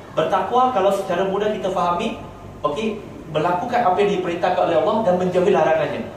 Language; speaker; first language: Malay; non-native, local second language; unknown